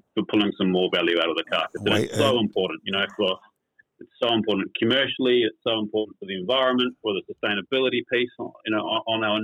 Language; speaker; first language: English; native; English